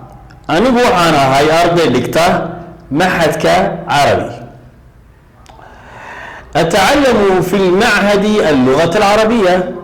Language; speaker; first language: Arabic; non-native, local second language; Somali